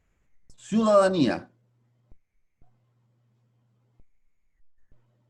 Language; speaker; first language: Spanish; native; Spanish